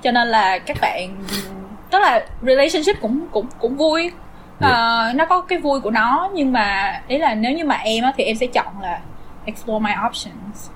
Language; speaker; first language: Vietnamese; early bilingual, heritage; Vietnamese